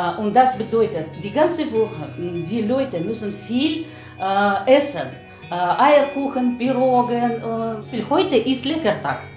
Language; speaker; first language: German; non-native, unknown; Russian